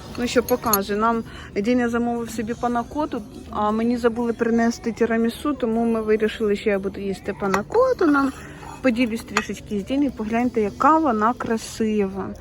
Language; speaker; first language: Ukrainian; non-native, local second language; Russian